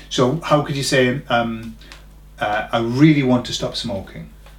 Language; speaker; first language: English; native; English